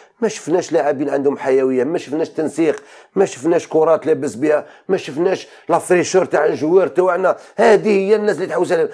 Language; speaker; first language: Arabic; native; Arabic